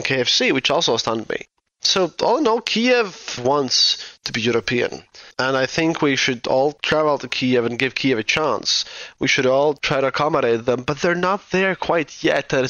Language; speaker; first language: English; non-native, fluent; Russian